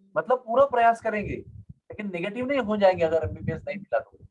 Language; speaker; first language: Hindi; non-native, local second language; Marathi